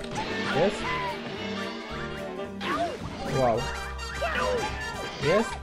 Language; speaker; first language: English; non-native, learner; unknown